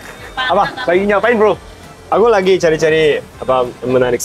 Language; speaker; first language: Indonesian; non-native, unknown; Japanese